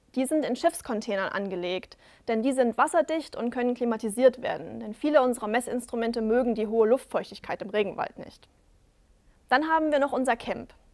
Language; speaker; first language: German; native; German